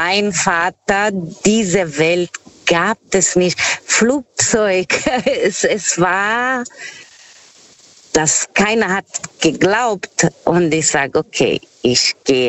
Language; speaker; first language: German; non-native, fluent; Portuguese